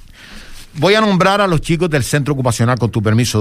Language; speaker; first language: Spanish; native; Spanish